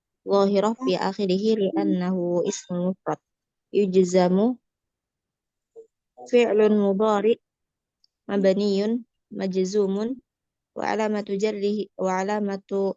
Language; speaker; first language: Arabic; non-native, learner; Indonesian